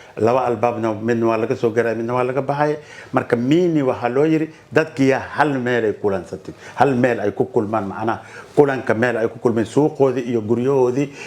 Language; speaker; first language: Somali; non-native, local second language; Swahili